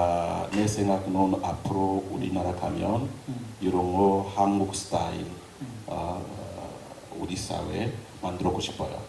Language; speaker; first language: Korean; non-native, learner; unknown